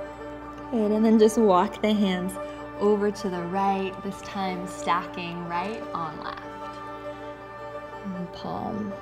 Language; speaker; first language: English; native; English